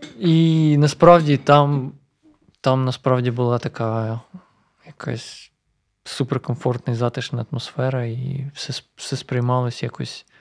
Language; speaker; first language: Ukrainian; non-native, local second language; Russian